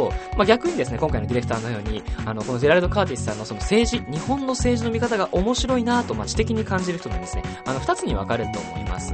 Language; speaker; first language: Japanese; native; Japanese